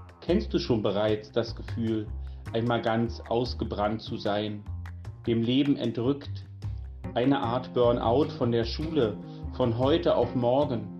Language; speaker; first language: German; native; German